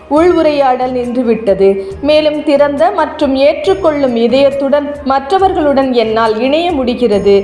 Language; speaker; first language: Tamil; native; Tamil